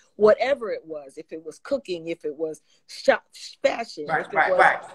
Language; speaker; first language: English; native; English